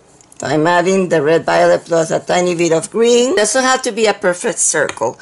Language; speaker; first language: English; non-native, fluent; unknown